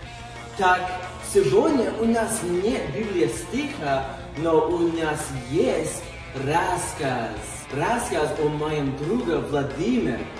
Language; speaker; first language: Russian; non-native, learner; English